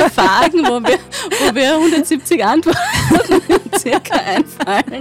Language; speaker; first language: German; native; German